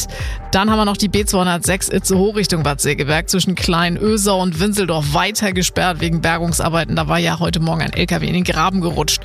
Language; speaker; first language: German; native; German